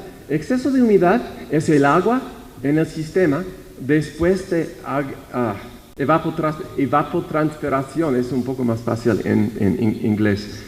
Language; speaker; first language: Spanish; non-native, fluent; English